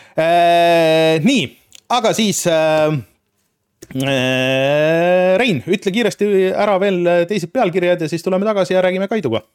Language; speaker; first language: Estonian; native; Estonian